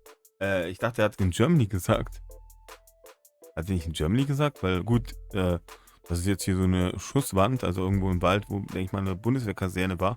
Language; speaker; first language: German; native; German